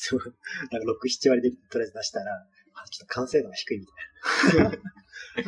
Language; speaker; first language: Japanese; native; Japanese